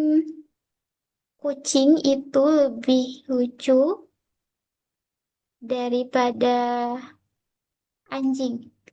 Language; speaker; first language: Indonesian; non-native, learner; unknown